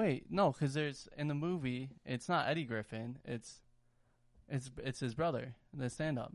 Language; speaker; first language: English; native; English